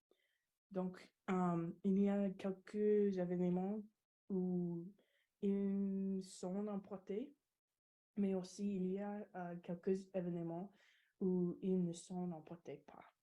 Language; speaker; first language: French; non-native, learner; English